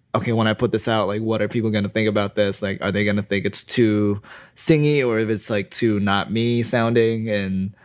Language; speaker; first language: English; non-native, fluent; Indonesian